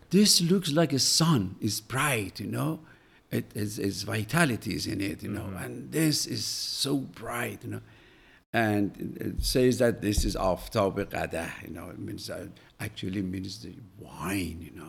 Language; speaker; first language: English; non-native, fluent; Persian